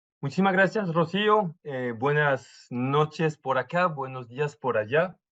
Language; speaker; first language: Spanish; non-native, fluent; French